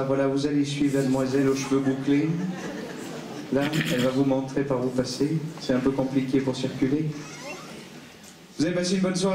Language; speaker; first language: French; native; French